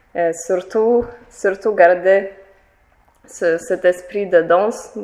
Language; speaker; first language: French; non-native, fluent; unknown